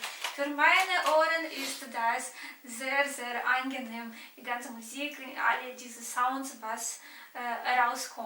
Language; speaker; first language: German; non-native, fluent; Romanian